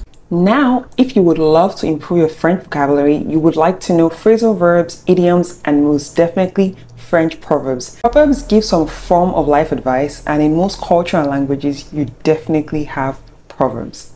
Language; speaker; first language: English; native; English